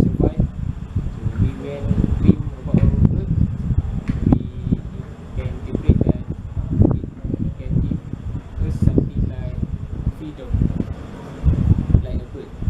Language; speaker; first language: English; non-native, learner; Malay